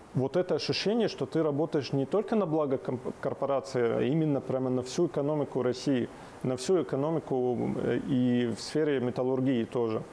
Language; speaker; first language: Russian; non-native, fluent; Arabic